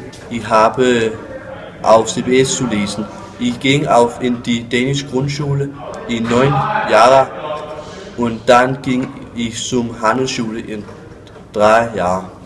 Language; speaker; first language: German; non-native, learner; Danish